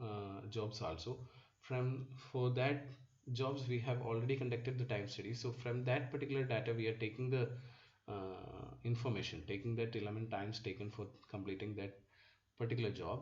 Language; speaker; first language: English; non-native, local second language; Malayalam